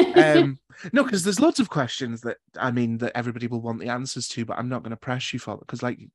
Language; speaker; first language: English; native; English